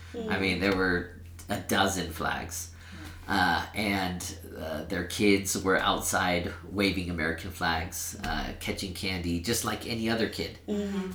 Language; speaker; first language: English; early bilingual, other home language; Spanish